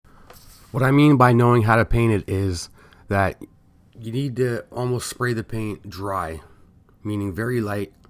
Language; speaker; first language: English; native; English